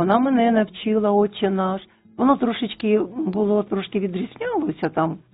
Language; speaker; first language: Ukrainian; non-native, local second language; Russian